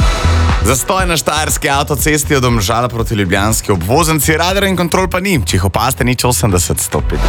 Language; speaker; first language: Slovenian; native; Slovenian